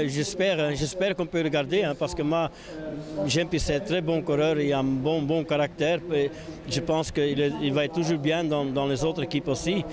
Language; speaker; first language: French; non-native, local second language; Dutch